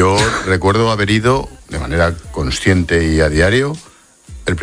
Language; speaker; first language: Spanish; native; Spanish